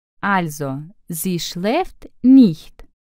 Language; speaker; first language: German; non-native, fluent; Russian